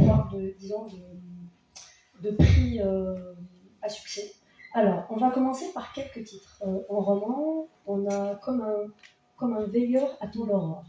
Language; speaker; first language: French; non-native, local second language; Arabic